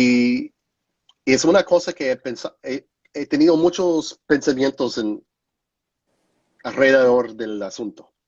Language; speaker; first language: Spanish; non-native, fluent; English